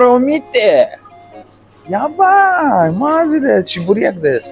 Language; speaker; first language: Japanese; non-native, learner; Russian